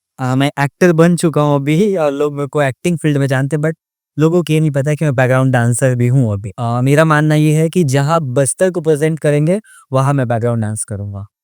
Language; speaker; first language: Hindi; non-native, local second language; Odia